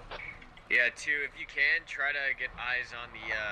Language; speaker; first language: English; native; English